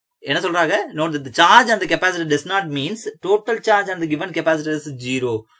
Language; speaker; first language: English; non-native, local second language; Tamil